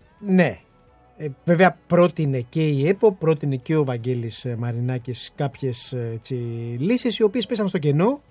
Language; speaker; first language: Greek; native; Greek